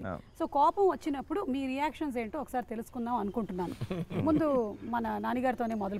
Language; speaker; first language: Telugu; native; Telugu